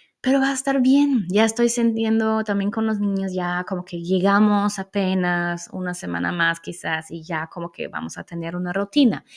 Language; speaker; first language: Spanish; non-native, fluent; German